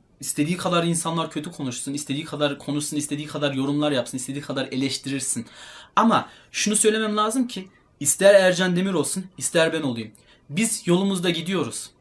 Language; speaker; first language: Turkish; early bilingual, heritage; Turkish